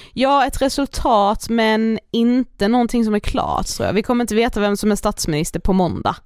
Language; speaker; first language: Swedish; native; Swedish